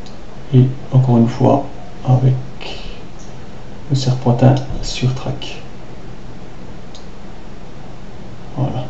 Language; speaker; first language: French; native; French